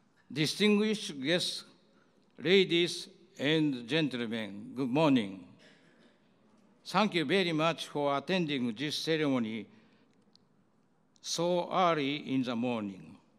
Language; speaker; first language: English; non-native, learner; Japanese